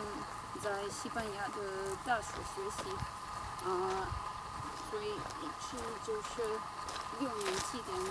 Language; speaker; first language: Chinese; non-native, fluent; Spanish